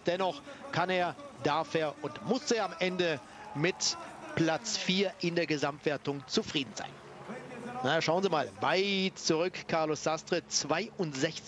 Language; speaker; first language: German; native; German